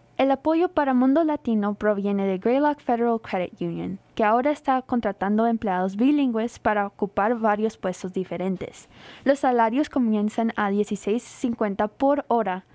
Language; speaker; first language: Spanish; early bilingual, heritage; Spanish